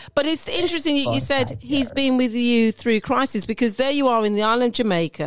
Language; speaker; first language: English; native; English